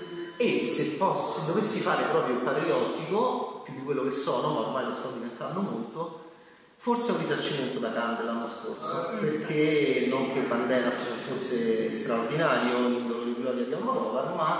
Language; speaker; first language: Italian; native; Italian